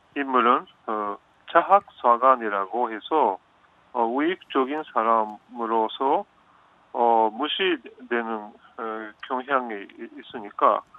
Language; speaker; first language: Korean; non-native, fluent; Japanese